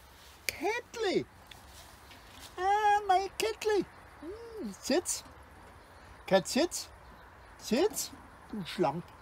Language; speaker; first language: German; native; German